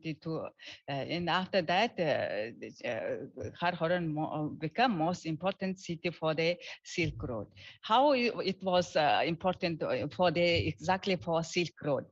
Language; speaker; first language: English; non-native, learner; Mongolian